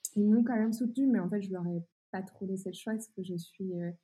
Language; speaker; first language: French; native; French